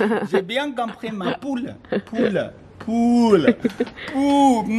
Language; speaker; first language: French; non-native, learner; Tibetan